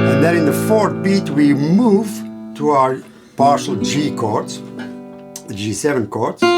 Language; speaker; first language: English; non-native, fluent; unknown